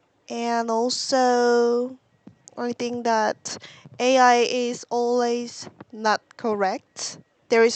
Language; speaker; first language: English; non-native, learner; Korean